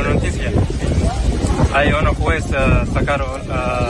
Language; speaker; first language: Spanish; non-native, learner; Arabic